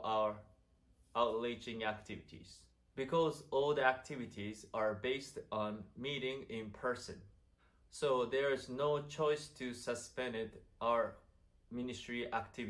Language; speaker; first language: English; non-native, fluent; Japanese